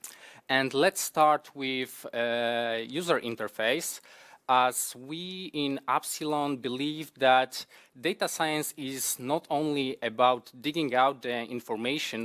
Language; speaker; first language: English; non-native, fluent; Polish